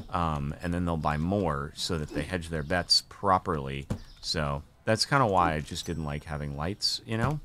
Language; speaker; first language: English; native; English